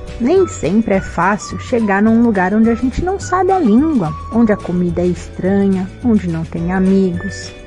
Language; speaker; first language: Portuguese; native; Portuguese